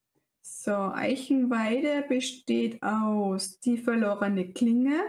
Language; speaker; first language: German; native; German